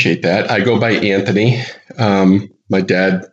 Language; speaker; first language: English; native; English